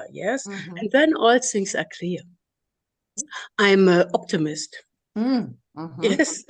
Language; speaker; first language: English; non-native, learner; German